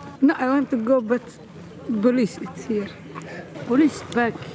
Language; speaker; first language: English; non-native, learner; Somali